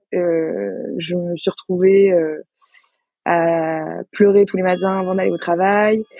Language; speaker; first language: French; native; French